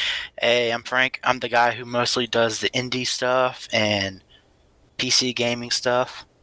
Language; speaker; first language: English; native; English